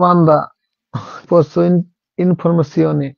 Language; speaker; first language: Italian; non-native, learner; Bangla